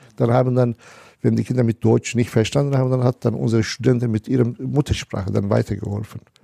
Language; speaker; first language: German; non-native, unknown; Turkish